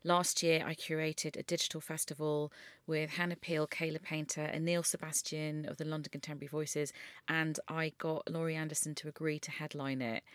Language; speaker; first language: English; native; English